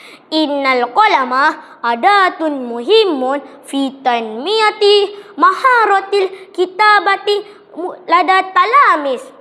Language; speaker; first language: Arabic; non-native, learner; Malay